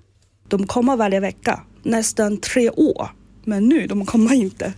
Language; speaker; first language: Swedish; non-native, learner; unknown